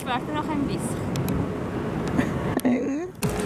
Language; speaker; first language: German; early bilingual, other home language; Spanish